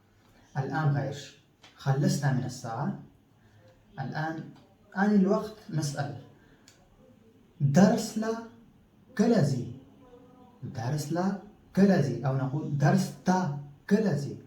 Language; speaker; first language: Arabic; non-native, fluent; Pashto